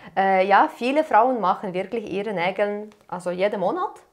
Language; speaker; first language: German; non-native, fluent; Ukrainian